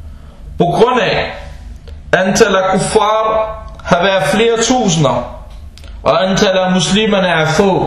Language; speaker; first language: Danish; non-native, fluent; Arabic